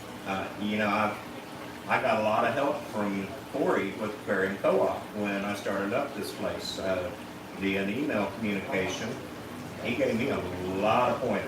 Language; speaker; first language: English; native; English